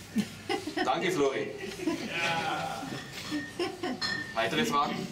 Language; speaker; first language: German; native; German